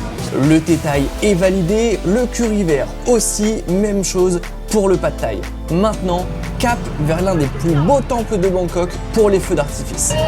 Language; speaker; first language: French; native; French